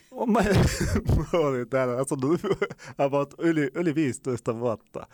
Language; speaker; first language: Finnish; non-native, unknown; Arabic